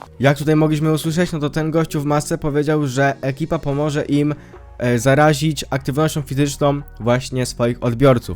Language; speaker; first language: Polish; native; Polish